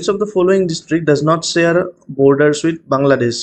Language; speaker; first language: English; non-native, local second language; Assamese